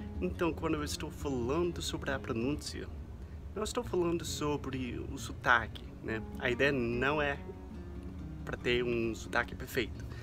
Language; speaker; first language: Portuguese; non-native, fluent; English